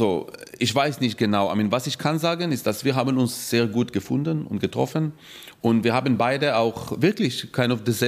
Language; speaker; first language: German; non-native, fluent; Hebrew